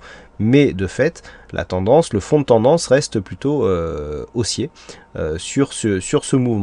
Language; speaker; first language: French; native; French